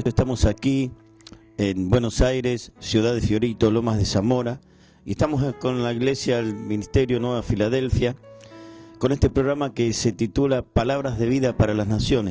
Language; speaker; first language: Spanish; native; Spanish